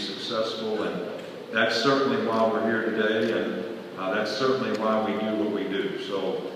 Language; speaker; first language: English; native; English